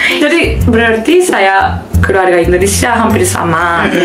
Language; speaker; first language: Indonesian; non-native, learner; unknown